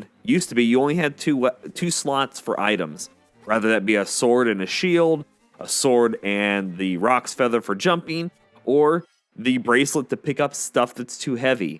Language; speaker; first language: English; native; English